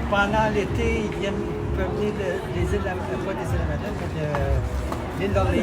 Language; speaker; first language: French; non-native, local second language; Arabic